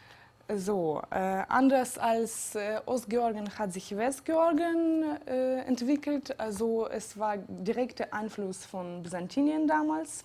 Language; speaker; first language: German; non-native, fluent; Georgian